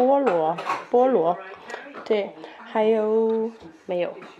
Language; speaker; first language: Chinese; non-native, fluent; Danish